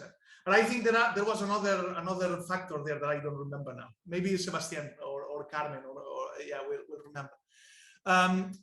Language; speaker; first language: English; non-native, fluent; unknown